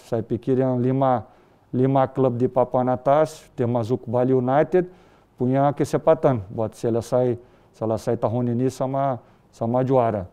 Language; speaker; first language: Indonesian; non-native, learner; Portuguese